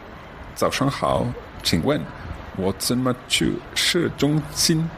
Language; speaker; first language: Chinese; non-native, learner; English